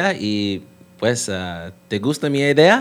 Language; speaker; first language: Spanish; non-native, learner; English